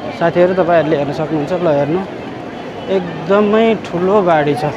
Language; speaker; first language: Nepali; native; Nepali